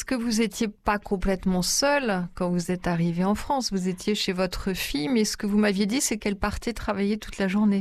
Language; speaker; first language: French; native; French